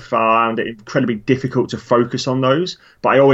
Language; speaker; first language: English; native; English